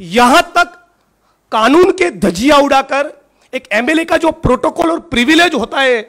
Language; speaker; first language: Hindi; non-native, local second language; Gujarati